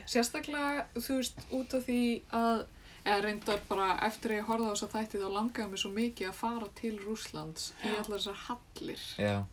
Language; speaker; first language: Icelandic; native; Icelandic